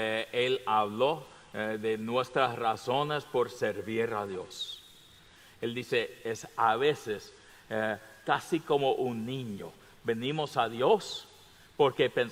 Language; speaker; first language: Spanish; non-native, fluent; English